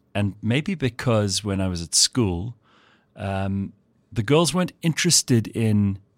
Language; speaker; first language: English; native; English